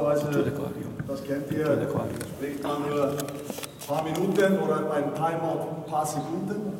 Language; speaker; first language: German; non-native, fluent; Icelandic